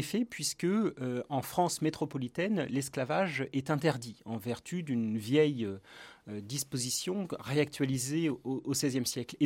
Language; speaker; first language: French; native; French